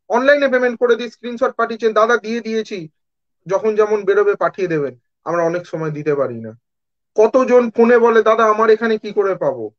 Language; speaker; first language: Bangla; native; Bangla